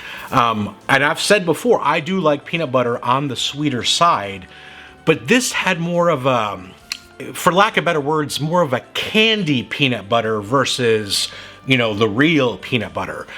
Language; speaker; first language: English; native; English